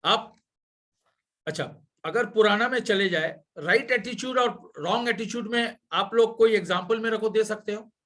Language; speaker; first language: Hindi; non-native, local second language; Bangla